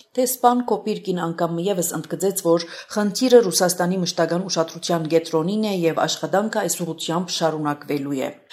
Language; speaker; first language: Armenian; native; Armenian